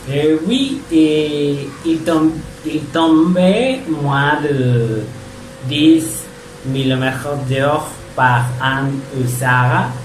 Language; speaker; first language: French; non-native, learner; Spanish